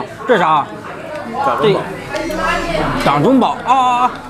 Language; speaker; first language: Chinese; native; Chinese